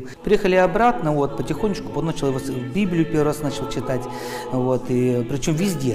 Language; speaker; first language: Russian; native; Russian